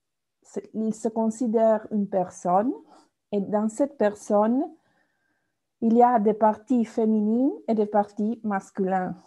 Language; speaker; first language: French; non-native, fluent; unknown